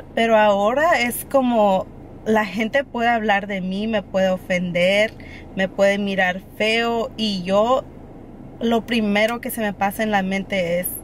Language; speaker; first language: Spanish; early bilingual, heritage; Spanish